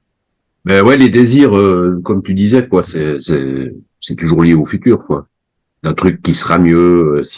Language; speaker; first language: French; native; French